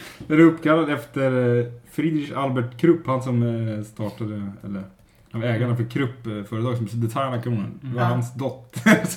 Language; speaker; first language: Swedish; native; Swedish